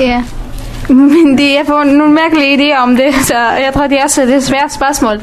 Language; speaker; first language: Danish; early bilingual, other home language; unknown